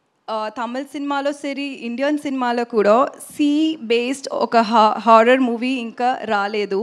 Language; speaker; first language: Telugu; non-native, learner; Tamil